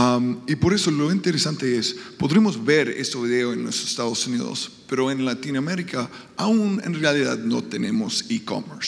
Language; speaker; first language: Spanish; non-native, fluent; English